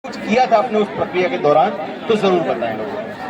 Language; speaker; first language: Hindi; native; Hindi